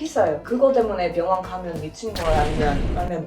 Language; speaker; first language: Korean; non-native, fluent; English